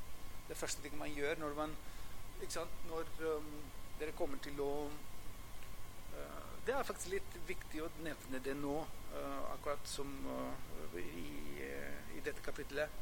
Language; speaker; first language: Norwegian; non-native, fluent; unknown